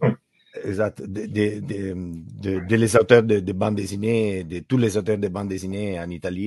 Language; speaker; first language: French; non-native, learner; Italian